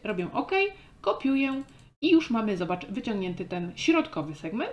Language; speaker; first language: Polish; native; Polish